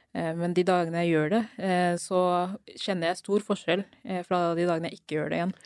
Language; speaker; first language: Norwegian; early bilingual, other home language; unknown